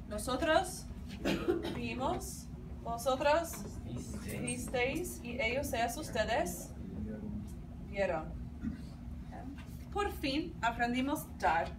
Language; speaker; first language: Spanish; non-native, fluent; English